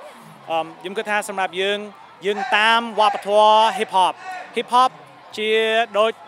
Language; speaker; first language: Khmer; early bilingual, heritage; Khmer